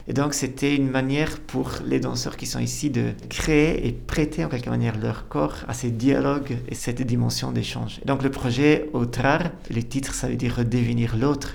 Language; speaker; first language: French; non-native, fluent; Italian